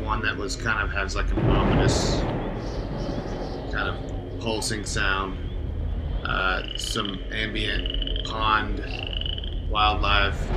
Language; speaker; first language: English; native; English